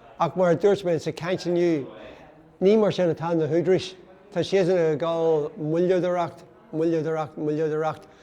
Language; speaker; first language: Irish; non-native, local second language; English